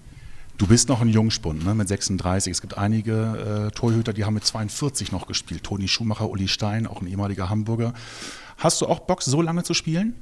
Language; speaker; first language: German; native; German